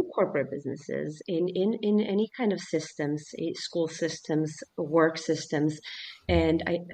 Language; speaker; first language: English; early bilingual, other home language; Swedish